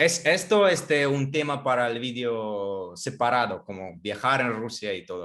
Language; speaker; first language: Spanish; non-native, fluent; Russian